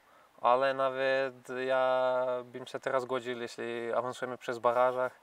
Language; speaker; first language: Polish; non-native, fluent; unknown